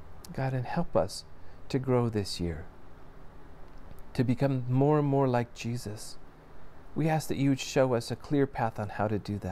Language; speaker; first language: English; native; English